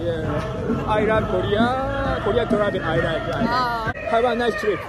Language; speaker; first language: English; non-native, learner; Japanese